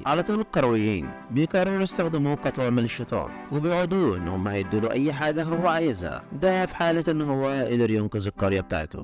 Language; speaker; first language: Arabic; native; Arabic